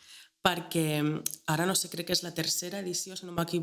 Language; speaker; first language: Catalan; native; Catalan